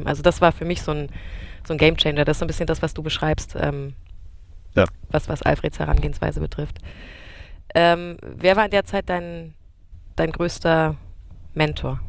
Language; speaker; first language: German; native; German